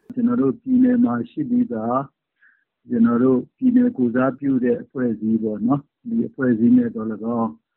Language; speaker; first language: Burmese; non-native, local second language; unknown